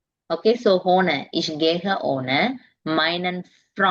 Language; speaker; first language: German; non-native, learner; Tamil